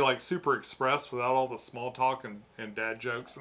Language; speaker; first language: English; native; English